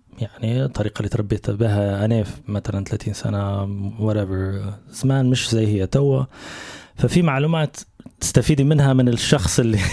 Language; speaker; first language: Arabic; native; Arabic